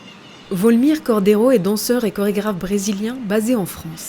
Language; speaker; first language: French; native; French